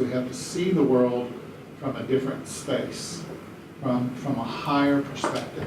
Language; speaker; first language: English; native; English